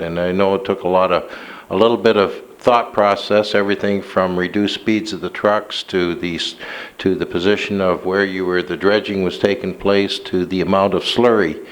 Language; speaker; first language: English; native; English